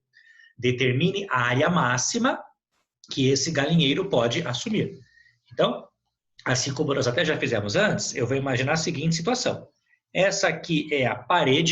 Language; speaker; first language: Portuguese; native; Portuguese